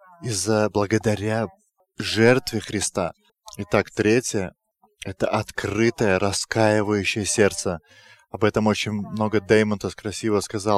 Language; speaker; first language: Russian; non-native, fluent; Lithuanian